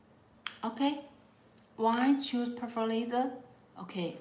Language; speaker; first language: English; non-native, learner; Chinese